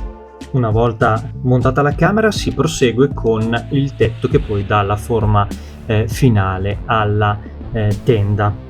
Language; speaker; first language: Italian; native; Italian